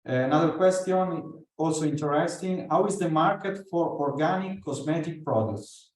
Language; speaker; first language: English; non-native, fluent; Italian